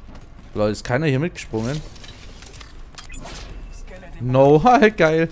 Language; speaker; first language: German; native; German